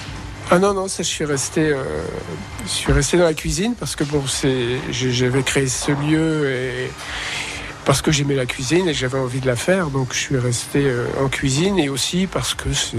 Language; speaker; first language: French; native; French